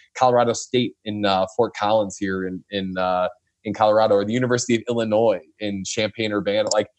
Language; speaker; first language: English; native; English